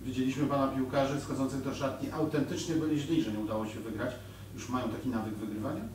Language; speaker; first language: Polish; native; Polish